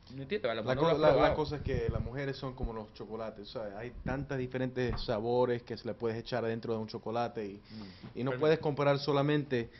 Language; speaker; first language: Spanish; early bilingual, heritage; Spanish